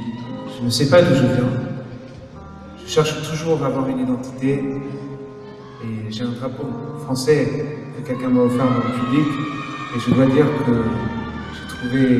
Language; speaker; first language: French; non-native, fluent; English